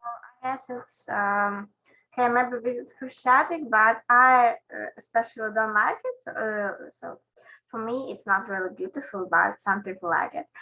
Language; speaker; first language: English; non-native, learner; Ukrainian